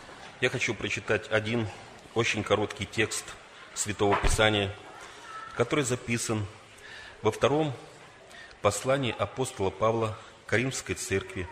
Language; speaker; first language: Russian; native; Russian